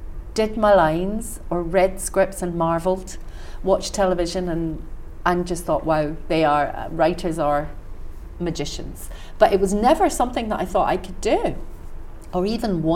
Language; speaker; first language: English; native; English